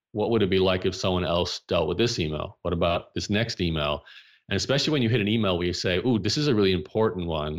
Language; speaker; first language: English; native; English